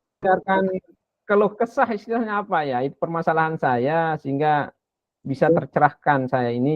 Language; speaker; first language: Indonesian; non-native, local second language; Sasak